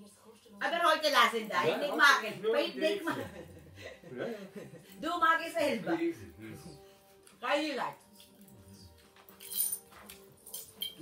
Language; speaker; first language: German; non-native, learner; Filipino